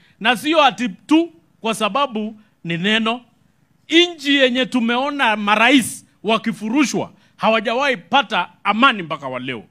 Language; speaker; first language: Swahili; non-native, local second language; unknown